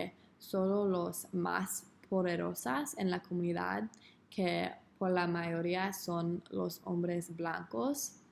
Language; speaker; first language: Spanish; non-native, learner; English